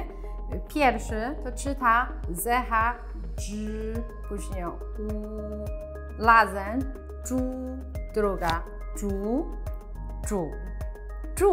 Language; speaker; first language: Polish; non-native, learner; Chinese